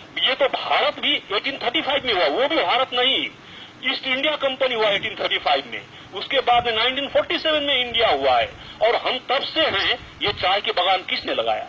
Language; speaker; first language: Hindi; non-native, local second language; Nepali